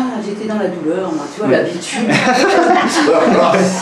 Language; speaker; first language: French; native; French